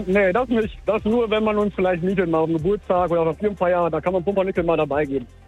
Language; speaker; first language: German; native; German